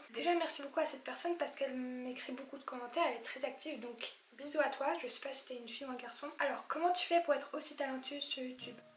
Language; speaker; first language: French; early bilingual, other home language; Polish